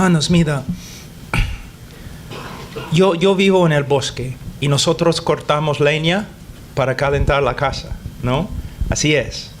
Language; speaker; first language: Spanish; non-native, fluent; English